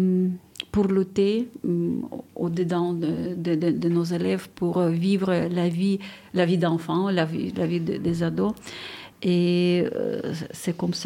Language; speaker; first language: French; non-native, fluent; Ukrainian